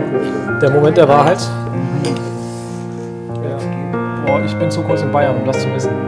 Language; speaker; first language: German; native; German